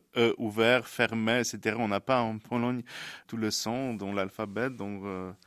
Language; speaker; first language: French; non-native, fluent; Polish